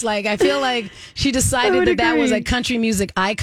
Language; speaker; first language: English; native; English